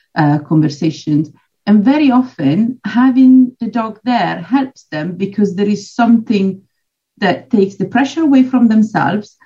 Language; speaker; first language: English; non-native, fluent; Italian